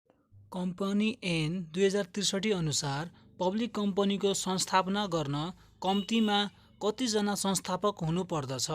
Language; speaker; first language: Nepali; native; Nepali